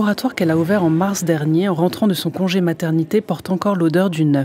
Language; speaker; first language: French; native; French